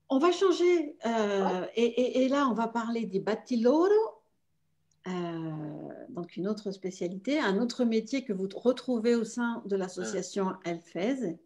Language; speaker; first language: French; native; French